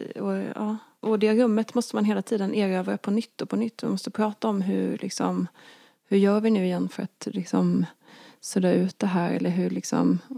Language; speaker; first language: Swedish; native; Swedish